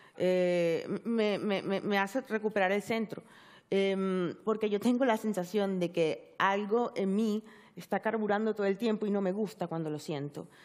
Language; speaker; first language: Spanish; native; Spanish